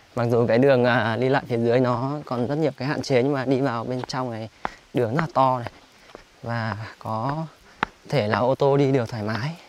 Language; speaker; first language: Vietnamese; native; Vietnamese